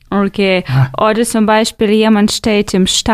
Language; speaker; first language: German; non-native, fluent; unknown